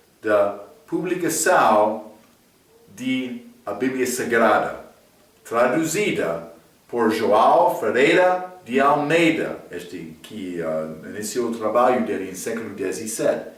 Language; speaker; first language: Portuguese; non-native, fluent; English